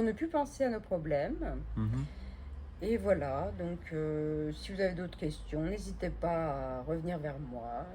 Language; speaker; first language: French; native; French